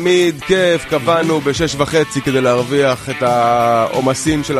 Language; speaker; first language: Hebrew; native; Hebrew